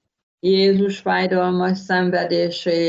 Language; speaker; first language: Hungarian; native; Hungarian